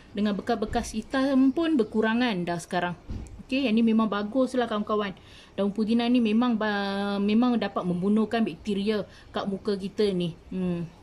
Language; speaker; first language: Malay; non-native, local second language; Tamil